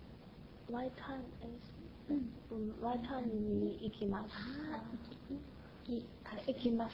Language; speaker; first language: Japanese; non-native, learner; Chinese